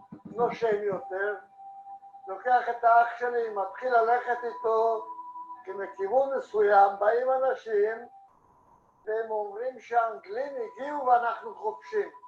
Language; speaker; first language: Hebrew; non-native, fluent; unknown